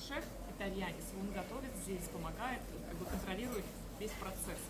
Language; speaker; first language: Russian; native; Russian